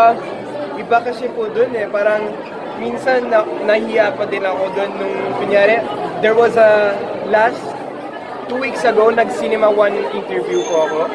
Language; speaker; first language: Filipino; early bilingual, heritage; Italian